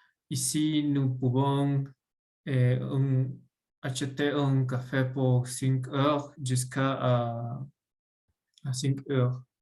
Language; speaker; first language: French; non-native, learner; Spanish